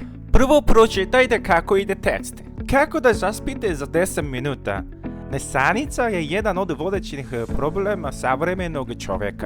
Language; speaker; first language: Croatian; non-native, fluent; Korean